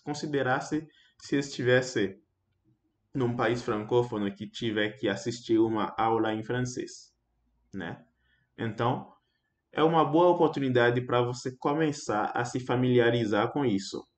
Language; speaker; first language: Portuguese; non-native, fluent; Haitian Creole